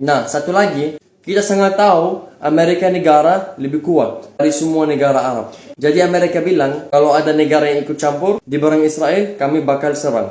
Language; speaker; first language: Indonesian; non-native, fluent; Arabic